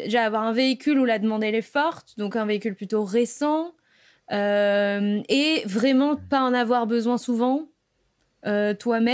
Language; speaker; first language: French; native; French